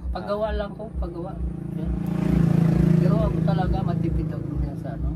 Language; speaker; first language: Filipino; native; Filipino